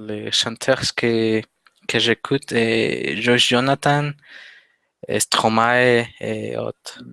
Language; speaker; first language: French; non-native, learner; Spanish